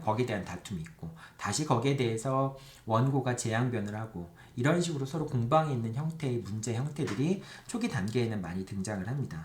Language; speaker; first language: Korean; native; Korean